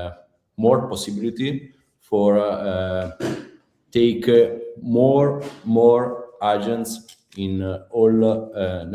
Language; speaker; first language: English; non-native, learner; Italian